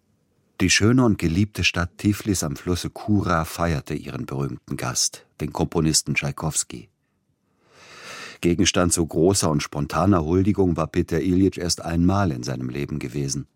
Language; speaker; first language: German; native; German